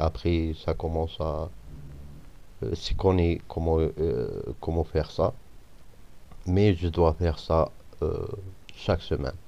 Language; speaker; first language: French; non-native, fluent; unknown